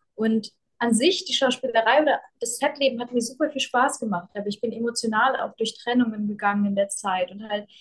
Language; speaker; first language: German; early bilingual, other home language; Russian